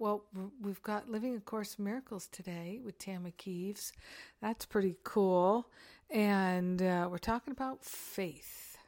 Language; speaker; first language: English; native; English